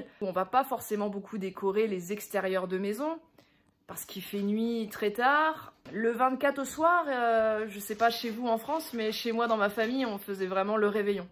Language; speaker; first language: French; native; French